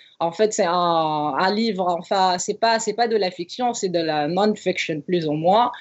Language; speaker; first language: French; non-native, local second language; Arabic